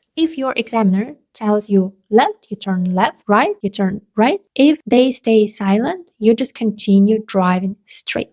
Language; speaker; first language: English; non-native, fluent; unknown